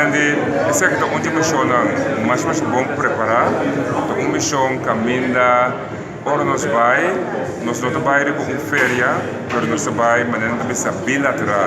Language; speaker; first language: Portuguese; non-native, learner; Papiamento